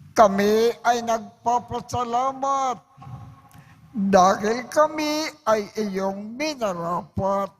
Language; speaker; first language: Filipino; native; Filipino